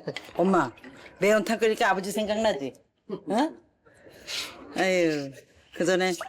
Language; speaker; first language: Korean; native; Korean